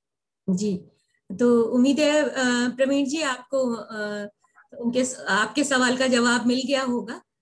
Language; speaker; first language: Hindi; native; Hindi